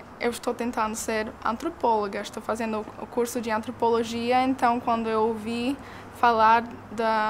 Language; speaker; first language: Portuguese; non-native, fluent; Spanish